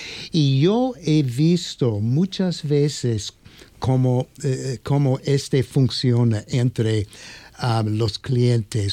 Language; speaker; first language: Spanish; non-native, fluent; English